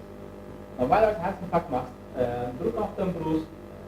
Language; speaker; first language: German; non-native, learner; Turkish